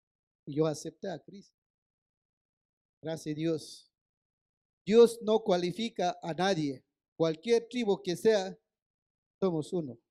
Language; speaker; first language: Spanish; non-native, local second language; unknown